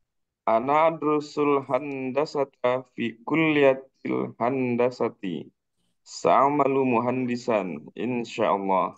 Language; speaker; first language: Arabic; non-native, learner; Indonesian